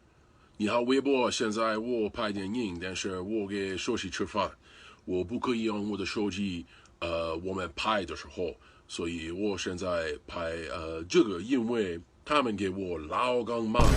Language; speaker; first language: Chinese; non-native, learner; English